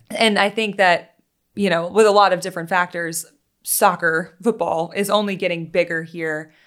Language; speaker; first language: English; native; English